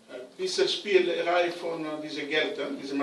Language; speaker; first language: German; non-native, learner; Romanian